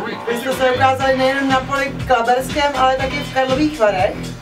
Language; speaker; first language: Czech; native; Czech